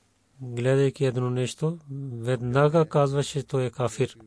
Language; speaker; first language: Bulgarian; non-native, learner; Urdu